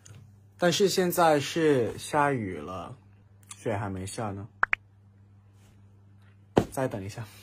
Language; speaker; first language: Chinese; non-native, learner; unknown